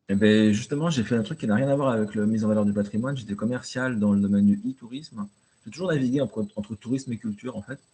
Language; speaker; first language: French; native; French